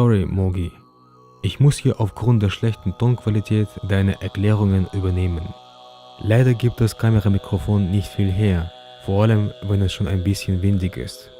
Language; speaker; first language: German; native; German